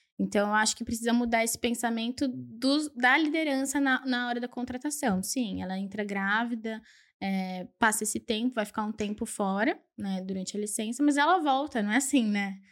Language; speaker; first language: Portuguese; early bilingual, other home language; Spanish